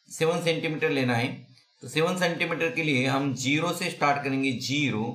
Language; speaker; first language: Hindi; non-native, local second language; Marathi